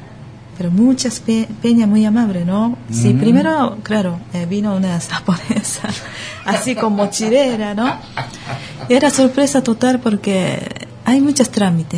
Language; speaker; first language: Spanish; non-native, learner; Japanese